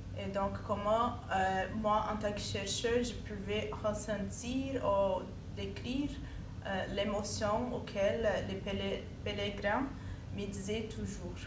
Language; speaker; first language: French; non-native, fluent; Portuguese